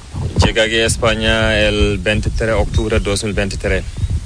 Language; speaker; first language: Spanish; non-native, learner; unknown